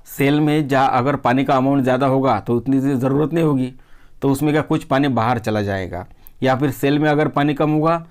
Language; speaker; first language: Hindi; non-native, local second language; Marathi